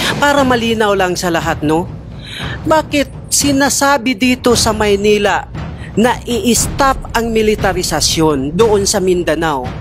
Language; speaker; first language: Filipino; non-native, local second language; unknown